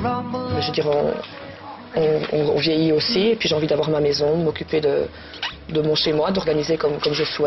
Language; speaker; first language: French; native; French